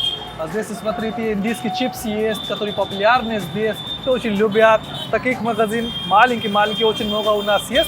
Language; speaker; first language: Russian; non-native, learner; Hindi